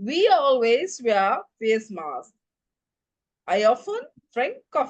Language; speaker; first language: English; non-native, local second language; Tamil